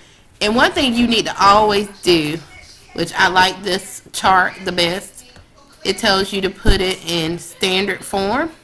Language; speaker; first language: English; native; English